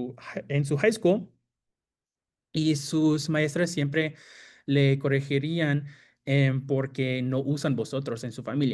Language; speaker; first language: Spanish; non-native, fluent; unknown